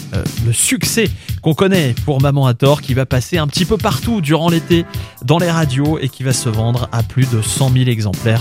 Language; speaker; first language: French; native; French